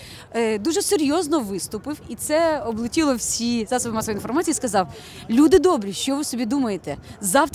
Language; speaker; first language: Ukrainian; native; Ukrainian